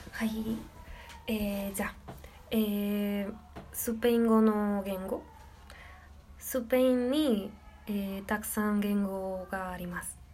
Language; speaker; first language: Japanese; non-native, learner; Spanish